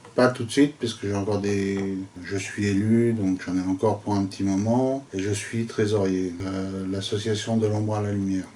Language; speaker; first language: French; native; French